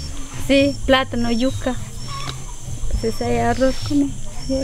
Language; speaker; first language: Spanish; non-native, local second language; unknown